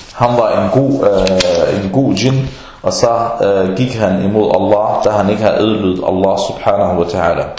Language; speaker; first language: Danish; early bilingual, other home language; Arabic